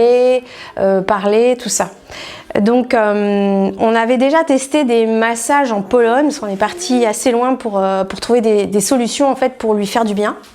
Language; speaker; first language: French; native; French